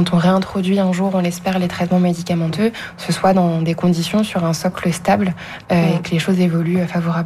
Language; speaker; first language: French; native; French